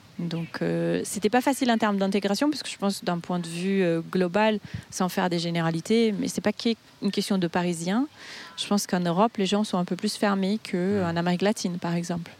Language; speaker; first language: French; non-native, fluent; Portuguese